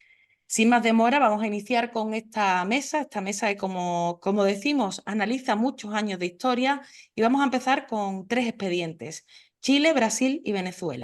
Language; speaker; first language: Spanish; native; Spanish